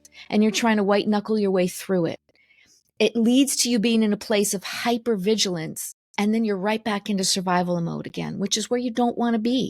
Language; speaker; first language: English; native; English